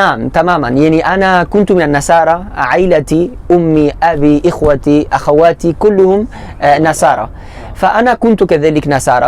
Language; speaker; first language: Arabic; non-native, learner; Spanish